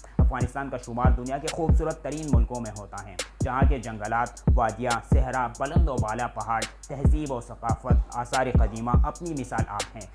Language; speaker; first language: Urdu; non-native, local second language; Pashto